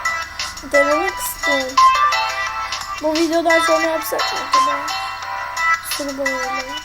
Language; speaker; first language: Turkish; native; Turkish